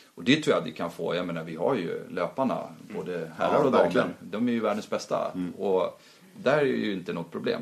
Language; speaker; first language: Swedish; native; Swedish